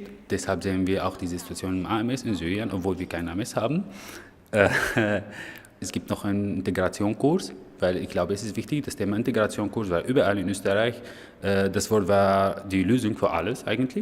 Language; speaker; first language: German; non-native, fluent; Arabic